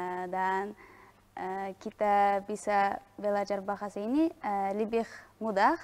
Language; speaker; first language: Indonesian; non-native, learner; Uzbek